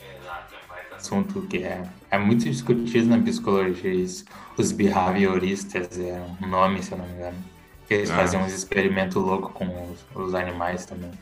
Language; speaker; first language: Portuguese; native; Portuguese